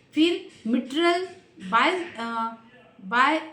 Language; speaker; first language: Hindi; non-native, local second language; Marathi